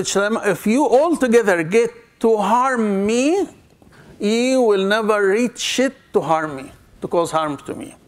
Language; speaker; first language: English; non-native, fluent; Arabic